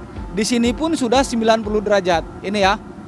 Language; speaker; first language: Indonesian; native; Indonesian